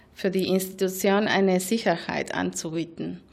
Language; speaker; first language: German; non-native, fluent; Spanish